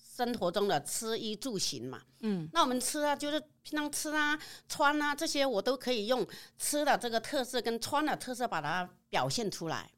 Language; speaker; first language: Chinese; native; Chinese